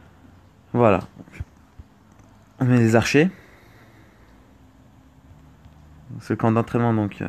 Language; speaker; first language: French; native; French